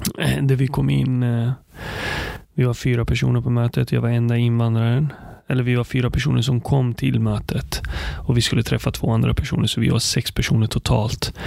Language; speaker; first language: Swedish; early bilingual, other home language; Arabic